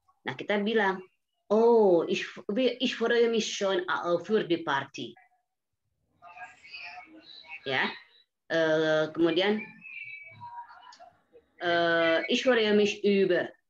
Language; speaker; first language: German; non-native, fluent; Indonesian